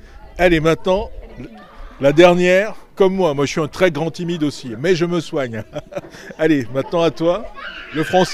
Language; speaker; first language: French; native; French